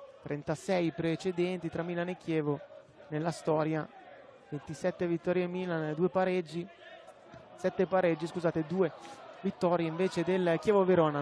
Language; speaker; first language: Italian; native; Italian